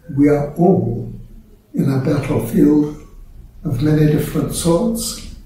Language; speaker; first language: English; native; English